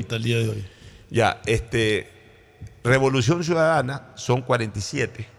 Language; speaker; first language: Spanish; native; Spanish